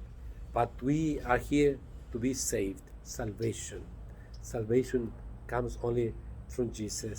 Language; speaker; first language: English; non-native, fluent; Spanish